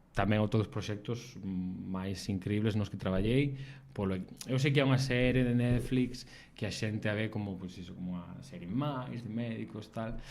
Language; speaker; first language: Galician; native; Galician